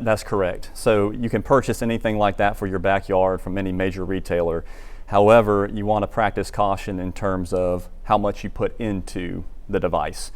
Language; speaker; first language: English; native; English